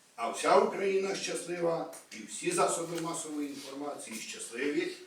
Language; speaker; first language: Ukrainian; native; Ukrainian